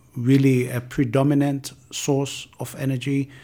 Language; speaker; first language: English; non-native, fluent; Hebrew